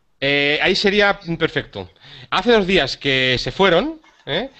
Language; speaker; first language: Spanish; native; Spanish